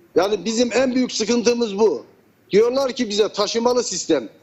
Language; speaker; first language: Turkish; native; Turkish